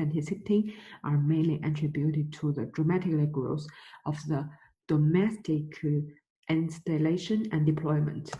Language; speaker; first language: English; non-native, fluent; Chinese